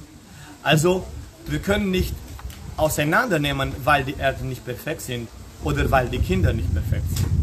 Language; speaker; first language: German; non-native, fluent; Romanian